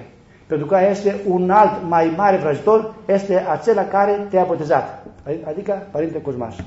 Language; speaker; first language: Romanian; non-native, learner; Greek